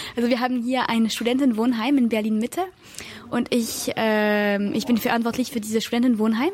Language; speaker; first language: German; non-native, fluent; French